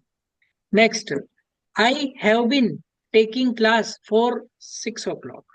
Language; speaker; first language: English; non-native, local second language; Hindi